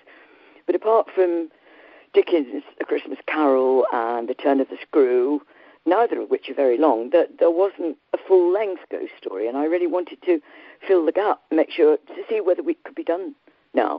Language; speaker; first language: English; native; English